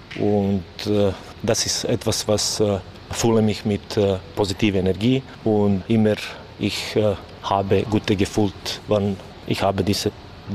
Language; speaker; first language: German; non-native, learner; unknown